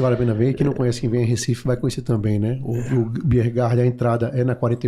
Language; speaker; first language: Portuguese; native; Portuguese